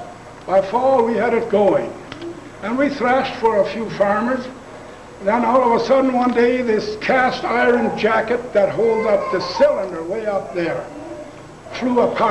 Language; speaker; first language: English; non-native, local second language; Plautdietsch